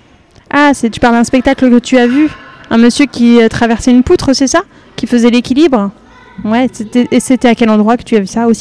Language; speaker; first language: French; native; French